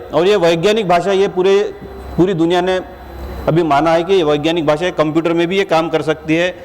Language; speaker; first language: Hindi; non-native, local second language; Marathi